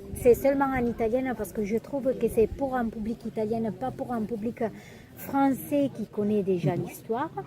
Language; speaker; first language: French; non-native, fluent; Italian